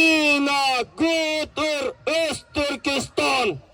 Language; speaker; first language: Swedish; non-native, learner; Uyghur